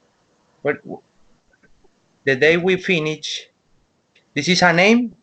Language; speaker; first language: English; non-native, learner; Spanish